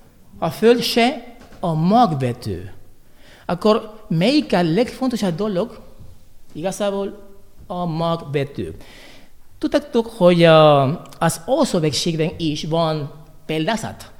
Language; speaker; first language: Hungarian; non-native, learner; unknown